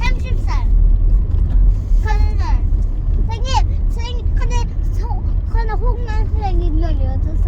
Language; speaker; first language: Korean; early bilingual, other home language; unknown